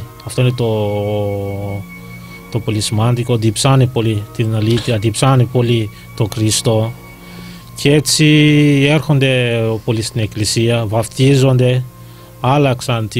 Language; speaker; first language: Greek; non-native, learner; Malagasy